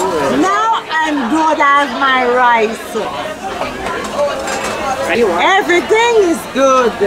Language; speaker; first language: English; non-native, learner; French